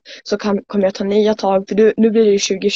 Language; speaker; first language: Swedish; native; Swedish